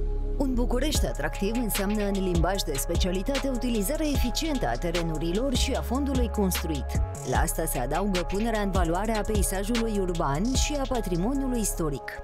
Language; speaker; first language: Romanian; native; Romanian